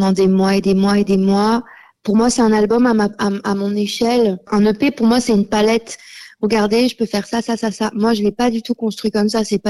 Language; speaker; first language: French; native; French